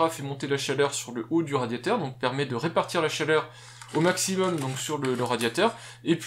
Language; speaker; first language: French; native; French